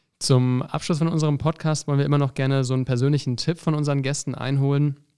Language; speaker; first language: German; native; German